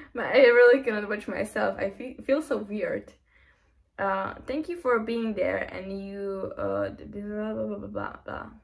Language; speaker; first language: English; non-native, fluent; Czech